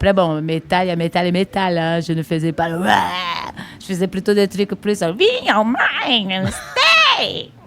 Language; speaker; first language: French; non-native, fluent; Portuguese